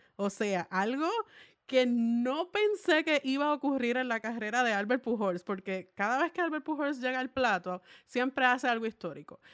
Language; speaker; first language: Spanish; native; Spanish